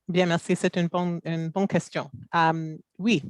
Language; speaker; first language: French; non-native, local second language; English